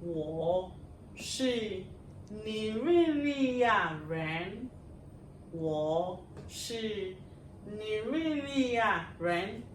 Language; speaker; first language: Chinese; non-native, fluent; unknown